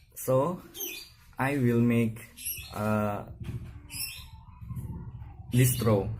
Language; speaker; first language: English; non-native, learner; Indonesian